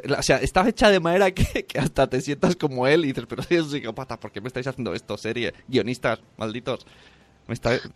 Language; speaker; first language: Spanish; native; Spanish